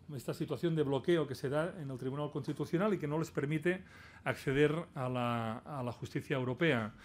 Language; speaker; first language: Spanish; non-native, local second language; Catalan